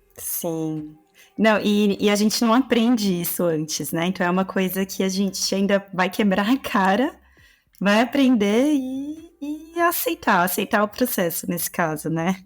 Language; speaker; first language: Portuguese; native; Portuguese